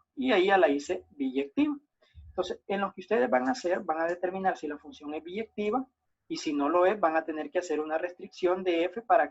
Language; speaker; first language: Spanish; native; Spanish